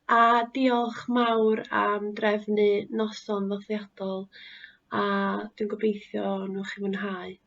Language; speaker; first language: Welsh; native; Welsh